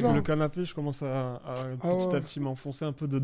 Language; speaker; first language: French; native; French